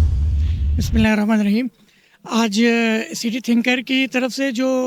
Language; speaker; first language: Urdu; native; Urdu